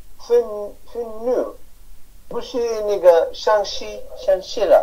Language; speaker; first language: Chinese; non-native, learner; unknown